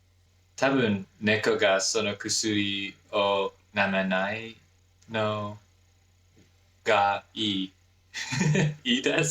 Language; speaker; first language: Japanese; non-native, learner; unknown